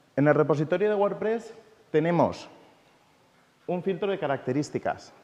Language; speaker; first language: Spanish; non-native, local second language; Catalan